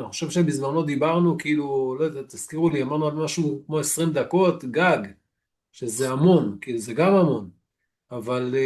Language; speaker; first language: Hebrew; native; Hebrew